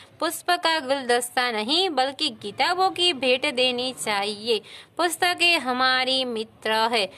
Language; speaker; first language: Hindi; non-native, local second language; Gujarati